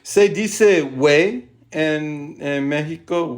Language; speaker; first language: Spanish; non-native, learner; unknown